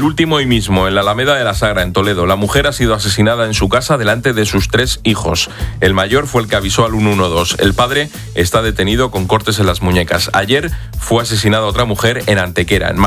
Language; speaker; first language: Spanish; native; Spanish